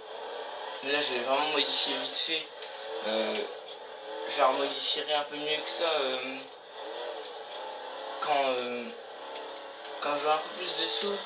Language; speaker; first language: French; native; French